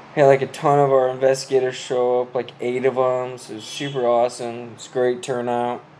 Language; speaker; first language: English; native; English